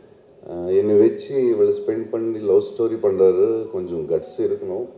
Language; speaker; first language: Tamil; non-native, learner; Telugu